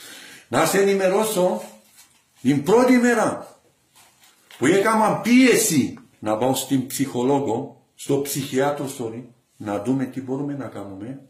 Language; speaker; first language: Greek; non-native, learner; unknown